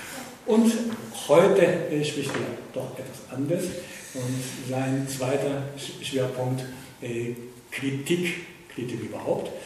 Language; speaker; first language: German; non-native, fluent; Japanese